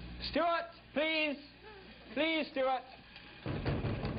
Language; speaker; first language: English; native; English